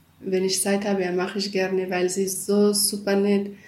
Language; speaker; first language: German; non-native, learner; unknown